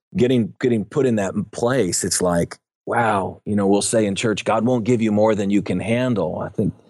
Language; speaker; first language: English; native; English